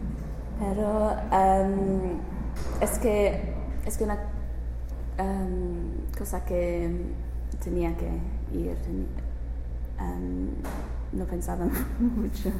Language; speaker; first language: Spanish; non-native, learner; English